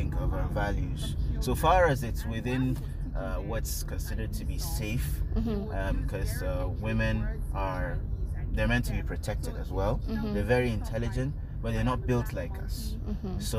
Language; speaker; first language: English; non-native, local second language; Hausa